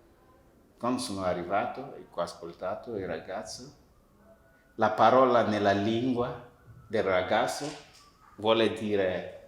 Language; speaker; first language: Italian; non-native, fluent; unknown